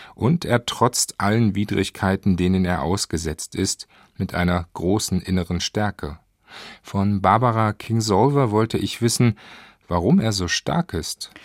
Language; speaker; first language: German; native; German